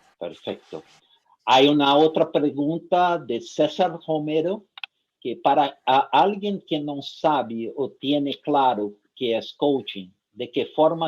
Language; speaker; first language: Spanish; non-native, fluent; Portuguese